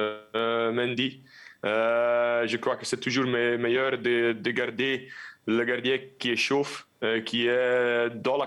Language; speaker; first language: French; non-native, local second language; Dutch